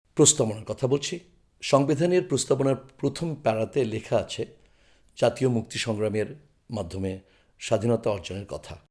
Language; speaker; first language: Bangla; non-native, local second language; Chakma